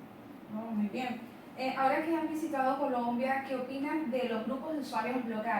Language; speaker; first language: Spanish; native; Spanish